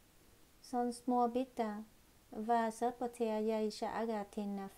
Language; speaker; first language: Norwegian; non-native, learner; Vietnamese